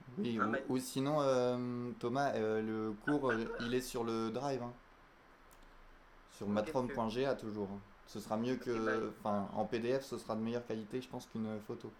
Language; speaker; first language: French; native; French